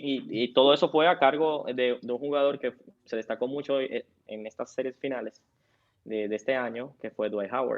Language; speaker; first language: Spanish; native; Spanish